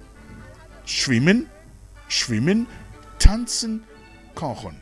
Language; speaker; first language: German; non-native, fluent; Rundi